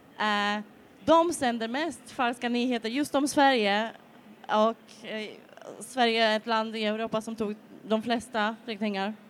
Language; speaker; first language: Swedish; non-native, fluent; Polish